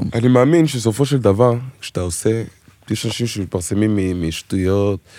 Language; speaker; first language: Hebrew; non-native, local second language; French